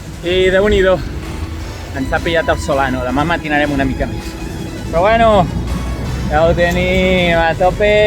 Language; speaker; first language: Catalan; native; Catalan